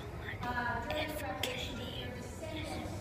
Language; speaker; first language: English; native; English